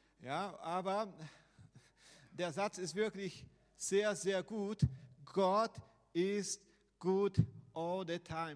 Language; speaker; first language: German; non-native, fluent; Portuguese